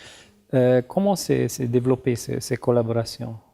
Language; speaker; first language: French; non-native, learner; German